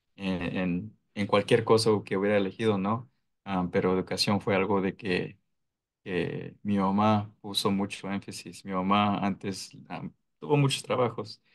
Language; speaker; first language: Spanish; early bilingual, heritage; Spanish